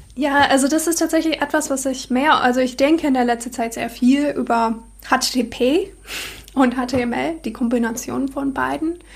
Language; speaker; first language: German; non-native, fluent; English